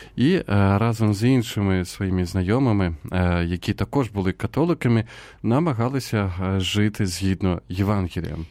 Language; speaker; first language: Ukrainian; native; Ukrainian